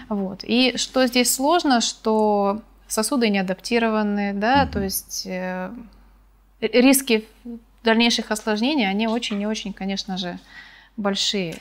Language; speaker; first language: Russian; native; Russian